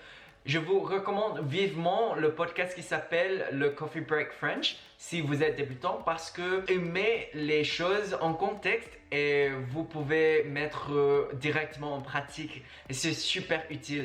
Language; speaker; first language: French; non-native, fluent; Chinese